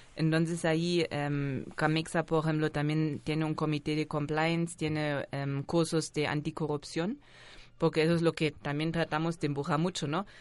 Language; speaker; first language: Spanish; non-native, fluent; German